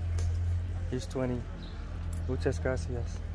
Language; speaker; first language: Spanish; non-native, learner; English